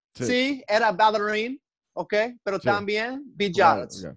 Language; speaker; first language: Spanish; non-native, learner; English